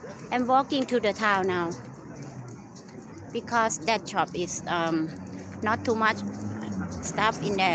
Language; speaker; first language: English; non-native, learner; Thai